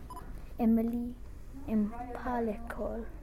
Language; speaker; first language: French; non-native, learner; English